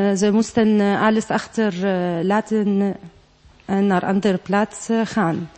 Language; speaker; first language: Dutch; non-native, learner; Arabic